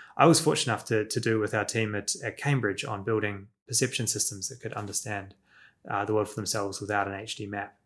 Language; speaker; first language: English; native; English